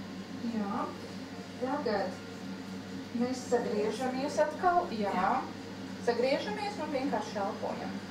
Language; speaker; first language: Latvian; native; Latvian